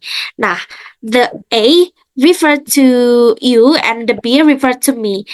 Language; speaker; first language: English; non-native, fluent; Indonesian